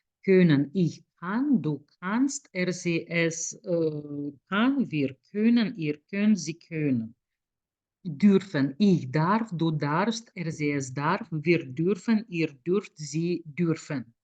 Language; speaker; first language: German; non-native, fluent; Lithuanian